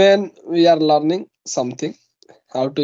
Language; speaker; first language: English; non-native, local second language; Hindi